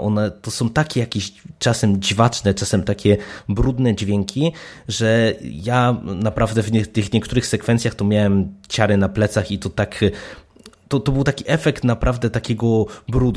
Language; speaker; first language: Polish; native; Polish